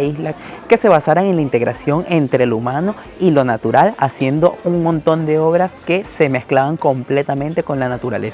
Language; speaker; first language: Spanish; native; Spanish